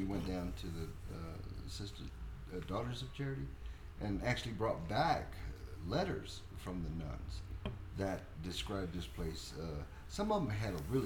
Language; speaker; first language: English; native; English